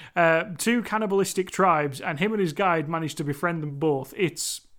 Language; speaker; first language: English; native; English